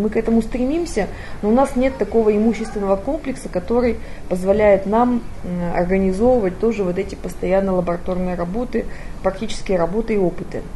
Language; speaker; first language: Russian; native; Russian